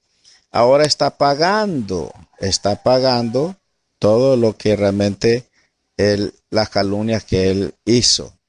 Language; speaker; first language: Spanish; native; Spanish